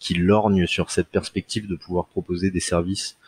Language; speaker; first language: French; native; French